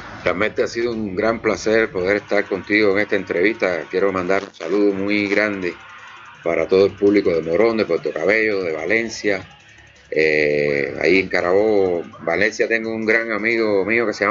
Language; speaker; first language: Spanish; native; Spanish